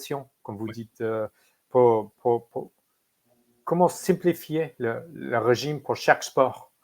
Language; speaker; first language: French; non-native, fluent; English